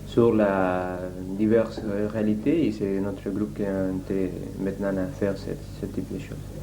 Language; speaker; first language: French; non-native, learner; Spanish